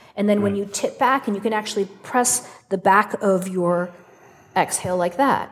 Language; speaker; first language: English; native; English